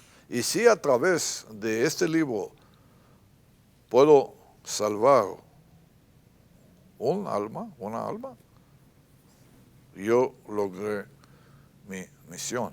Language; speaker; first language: Spanish; non-native, fluent; Hebrew